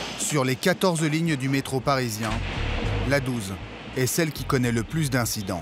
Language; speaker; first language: French; native; French